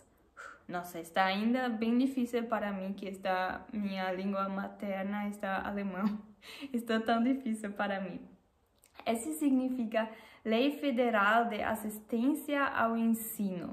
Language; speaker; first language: Portuguese; non-native, learner; German